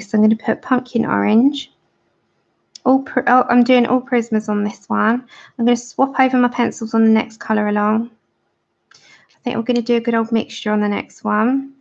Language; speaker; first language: English; native; English